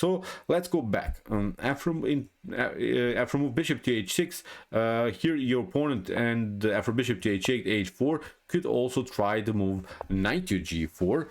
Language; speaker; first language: English; non-native, fluent; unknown